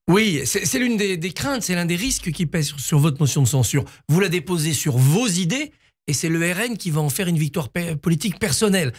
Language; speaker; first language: French; native; French